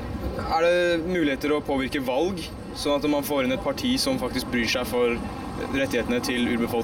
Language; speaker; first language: Norwegian; native; Norwegian